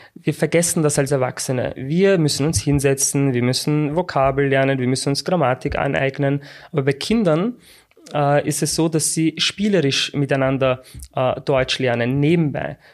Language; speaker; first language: German; native; German